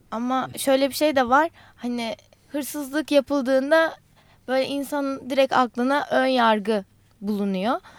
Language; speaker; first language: Turkish; non-native, local second language; Kurdish